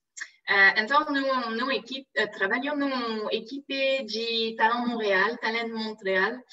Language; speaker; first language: Portuguese; non-native, fluent; French